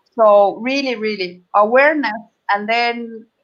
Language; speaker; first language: English; non-native, fluent; Estonian